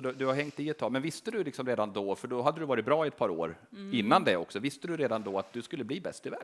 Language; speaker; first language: Swedish; native; Swedish